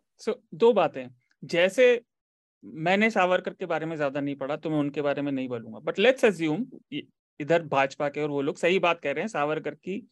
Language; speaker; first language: Hindi; native; Hindi